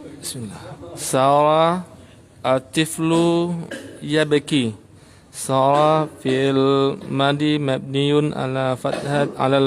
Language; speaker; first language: Arabic; non-native, learner; Indonesian